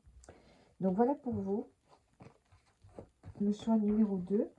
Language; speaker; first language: French; native; French